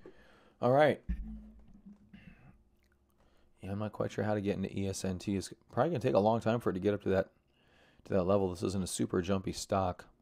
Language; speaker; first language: English; native; English